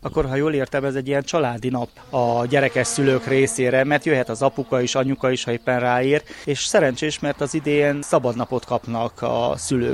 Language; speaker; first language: Hungarian; native; Hungarian